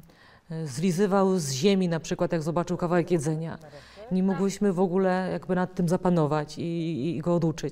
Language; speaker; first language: Polish; native; Polish